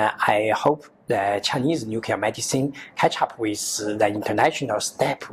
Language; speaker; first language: English; non-native, learner; Chinese